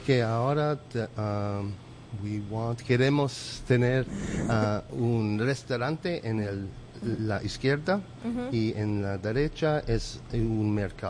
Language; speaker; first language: Spanish; non-native, learner; English